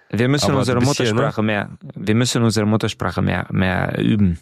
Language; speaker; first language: German; non-native, fluent; Romanian